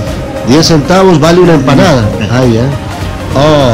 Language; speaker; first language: Spanish; native; Spanish